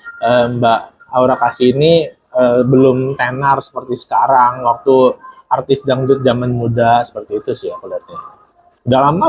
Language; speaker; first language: Indonesian; native; Indonesian